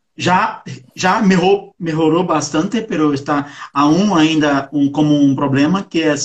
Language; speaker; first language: Portuguese; non-native, learner; Spanish